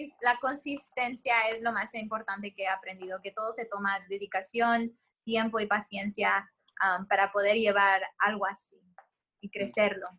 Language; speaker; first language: Spanish; early bilingual, heritage; Spanish